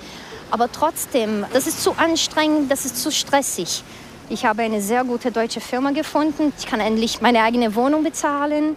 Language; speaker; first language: German; non-native, fluent; Portuguese